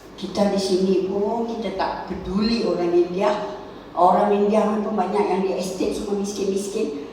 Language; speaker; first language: Malay; non-native, local second language; Chinese